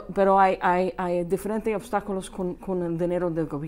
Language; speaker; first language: Spanish; non-native, fluent; English